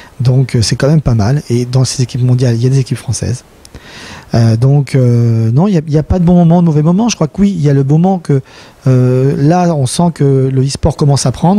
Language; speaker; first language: French; native; French